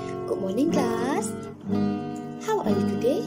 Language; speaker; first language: English; non-native, local second language; Malay